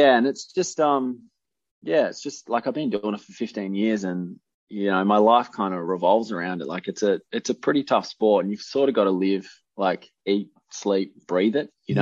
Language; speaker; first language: English; native; English